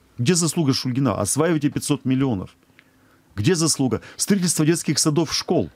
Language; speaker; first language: Russian; native; Russian